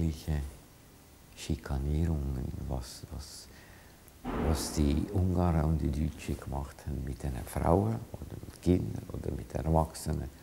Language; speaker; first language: German; non-native, fluent; Hungarian